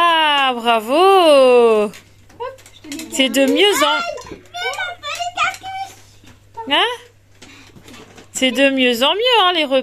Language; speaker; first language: French; native; French